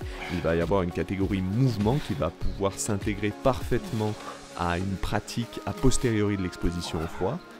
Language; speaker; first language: French; native; French